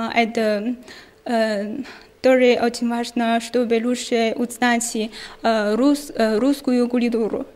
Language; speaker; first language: Russian; non-native, learner; Chinese